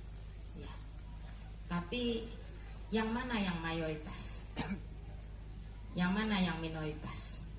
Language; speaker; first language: Indonesian; native; Indonesian